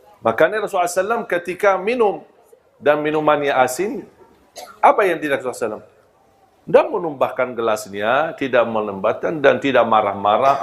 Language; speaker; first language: Malay; non-native, fluent; Arabic